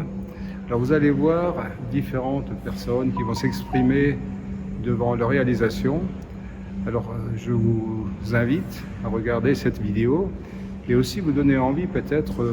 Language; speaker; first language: French; native; French